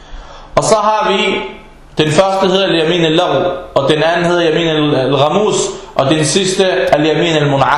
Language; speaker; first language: Danish; early bilingual, other home language; Arabic